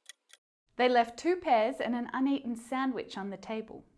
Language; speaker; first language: English; native; English